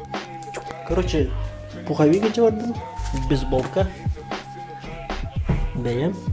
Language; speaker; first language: Russian; non-native, local second language; Yakut